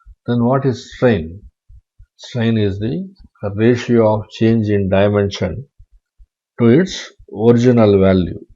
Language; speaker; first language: English; non-native, local second language; Tamil